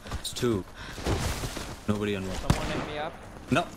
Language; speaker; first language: English; non-native, learner; French